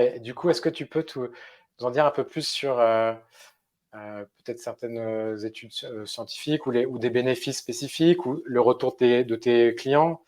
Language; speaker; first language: French; native; French